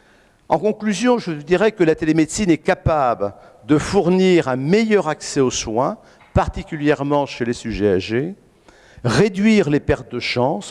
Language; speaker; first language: French; native; French